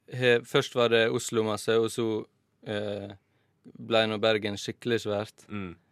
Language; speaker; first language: Norwegian; native; Norwegian